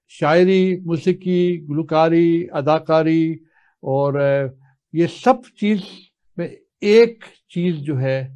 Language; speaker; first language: Urdu; native; Urdu